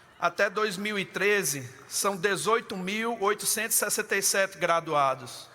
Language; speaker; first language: Portuguese; native; Portuguese